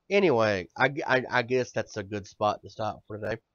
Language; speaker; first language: English; native; English